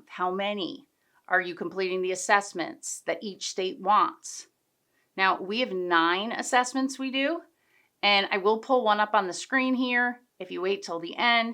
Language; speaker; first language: English; native; English